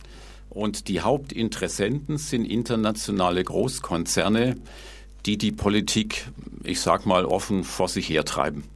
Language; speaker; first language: German; native; German